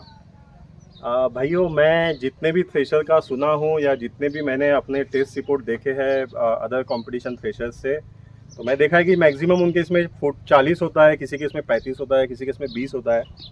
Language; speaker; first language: Hindi; non-native, local second language; Marathi